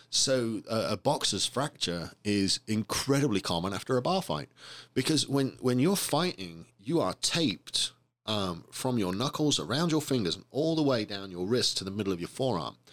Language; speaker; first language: English; native; English